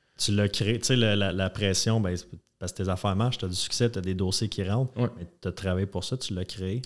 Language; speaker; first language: French; native; French